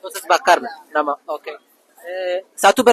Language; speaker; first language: Indonesian; non-native, learner; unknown